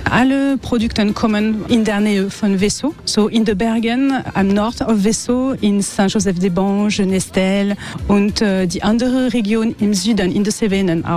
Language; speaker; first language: German; non-native, learner; French